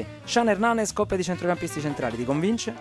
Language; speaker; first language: Italian; native; Italian